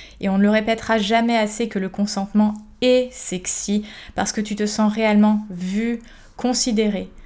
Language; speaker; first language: French; native; French